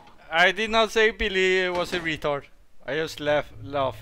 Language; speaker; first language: English; non-native, learner; Swedish